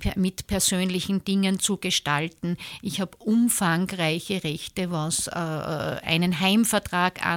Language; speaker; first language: German; native; German